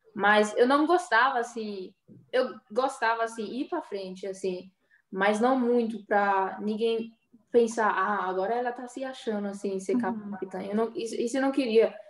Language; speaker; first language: Portuguese; early bilingual, heritage; Portuguese